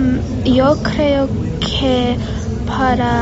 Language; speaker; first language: Spanish; non-native, learner; English